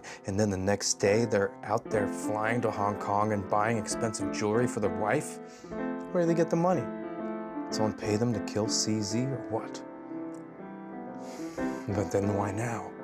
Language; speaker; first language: English; native; English